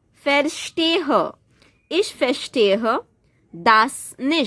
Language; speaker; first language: German; non-native, fluent; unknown